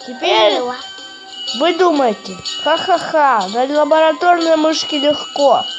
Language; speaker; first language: Russian; native; Russian